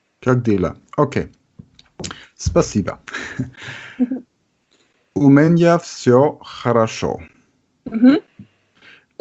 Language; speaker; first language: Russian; non-native, learner; German